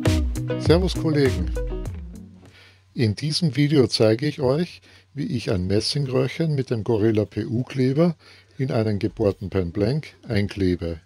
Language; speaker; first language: German; native; German